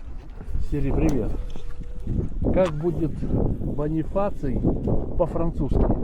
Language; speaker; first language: Russian; native; Russian